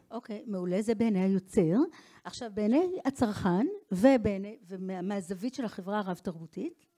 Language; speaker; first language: Hebrew; native; Hebrew